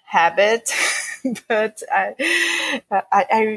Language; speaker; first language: English; non-native, fluent; Portuguese